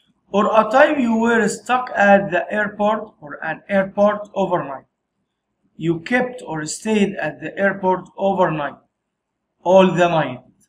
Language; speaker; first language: English; non-native, fluent; Arabic